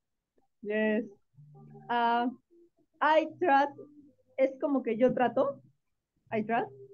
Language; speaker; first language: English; non-native, learner; Spanish